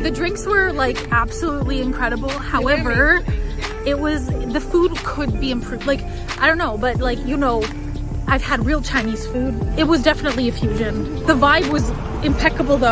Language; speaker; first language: English; native; English